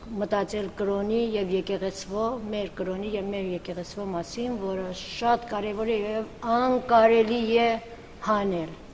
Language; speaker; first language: Armenian; early bilingual, heritage; Armenian